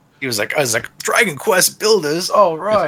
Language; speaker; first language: English; native; English